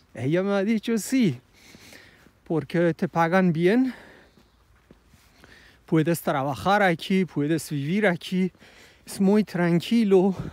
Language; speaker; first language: Spanish; non-native, fluent; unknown